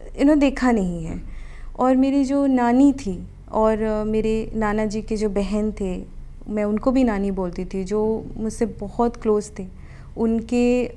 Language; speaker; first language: Hindi; non-native, local second language; Odia